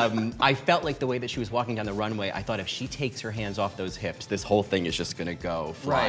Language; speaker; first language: English; native; English